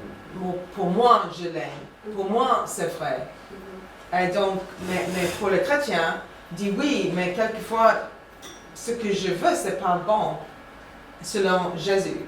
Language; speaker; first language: French; non-native, fluent; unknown